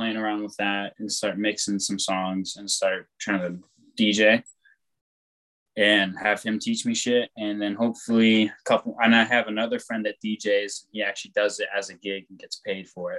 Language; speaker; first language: English; native; English